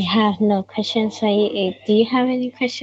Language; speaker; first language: English; non-native, learner; Vietnamese